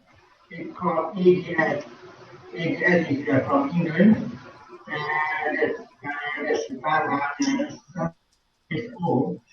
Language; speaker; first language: English; non-native, local second language; Malay